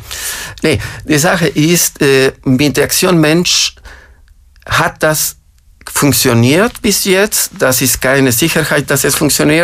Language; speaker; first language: German; non-native, fluent; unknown